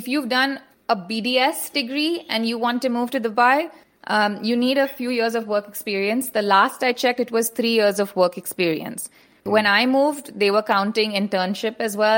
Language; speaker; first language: English; non-native, local second language; Hindi